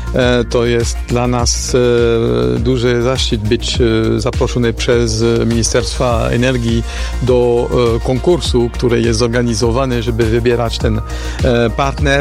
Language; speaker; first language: Polish; non-native, fluent; French